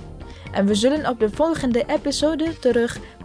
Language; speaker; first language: Dutch; non-native, fluent; Indonesian